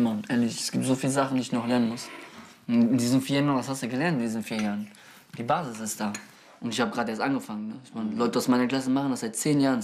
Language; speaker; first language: German; early bilingual, other home language; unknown